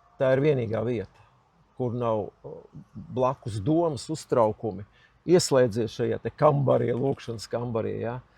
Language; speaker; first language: Latvian; native; Latvian